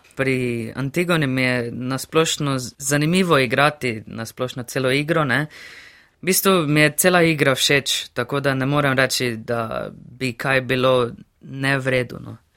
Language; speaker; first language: Slovenian; native; Slovenian